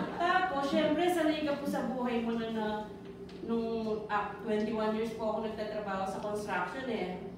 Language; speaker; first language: Filipino; non-native, local second language; Pampanga